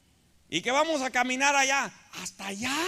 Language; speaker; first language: Spanish; native; Spanish